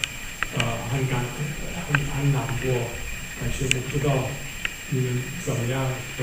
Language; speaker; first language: Chinese; non-native, fluent; English